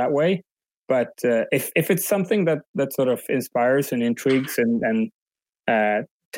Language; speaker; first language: English; non-native, fluent; Swedish